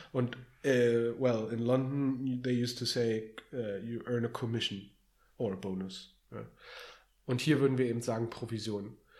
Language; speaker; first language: German; native; German